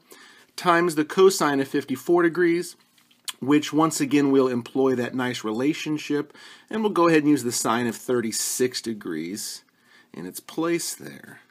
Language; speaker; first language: English; native; English